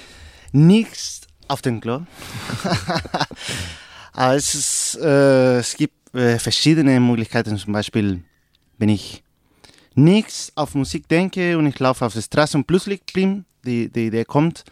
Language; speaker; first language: German; non-native, learner; Spanish